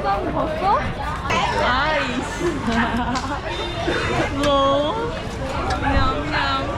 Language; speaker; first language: Korean; native; Korean